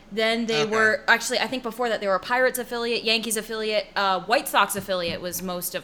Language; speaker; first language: English; native; English